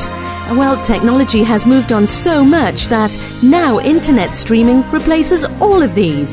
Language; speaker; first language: English; native; English